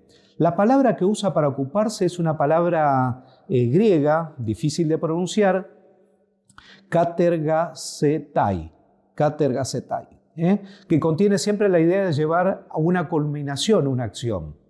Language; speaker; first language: Spanish; native; Spanish